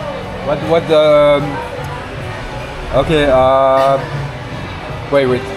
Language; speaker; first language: English; non-native, learner; French